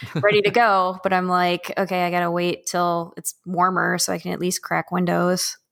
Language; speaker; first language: English; native; English